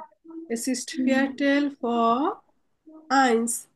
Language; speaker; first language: German; non-native, fluent; Bangla